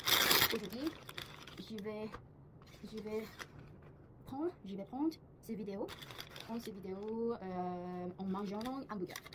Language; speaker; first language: French; non-native, learner; Korean